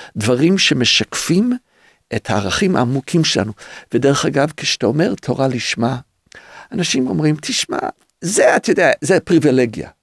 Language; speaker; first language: Hebrew; early bilingual, other home language; English